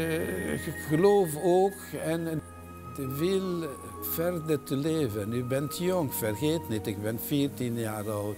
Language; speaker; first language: Dutch; non-native, fluent; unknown